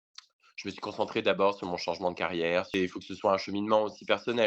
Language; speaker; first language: French; native; French